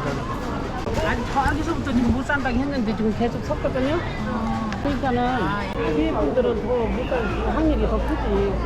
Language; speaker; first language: Korean; non-native, fluent; Ukrainian